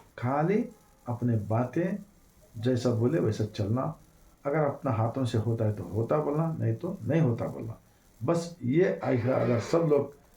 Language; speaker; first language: Hindi; non-native, local second language; Kannada